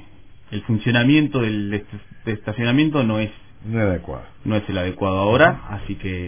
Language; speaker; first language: Spanish; native; Spanish